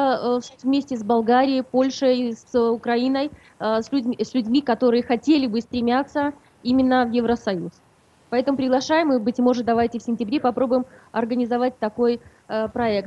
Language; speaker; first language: Russian; native; Russian